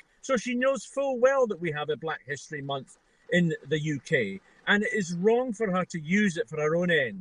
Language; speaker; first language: English; native; English